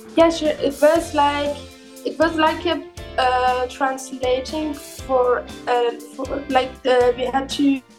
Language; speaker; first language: English; non-native, fluent; Persian